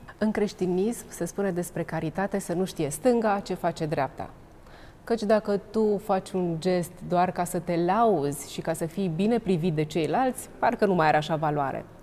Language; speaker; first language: Romanian; native; Romanian